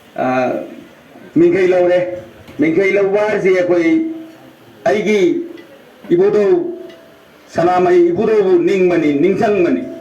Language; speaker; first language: Manipuri; early bilingual, heritage; Manipuri